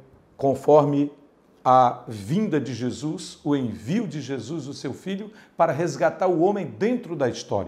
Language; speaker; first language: Portuguese; native; Portuguese